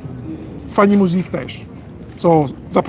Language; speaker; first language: Polish; non-native, learner; French